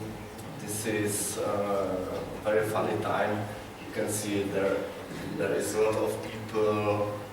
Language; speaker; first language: English; non-native, learner; Czech